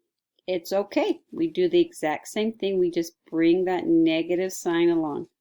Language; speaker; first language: English; native; English